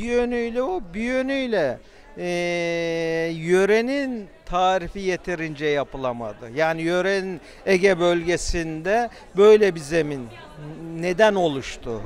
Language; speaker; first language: Turkish; native; Turkish